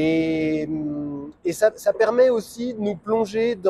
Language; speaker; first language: French; native; French